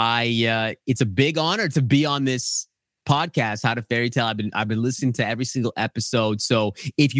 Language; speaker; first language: English; native; English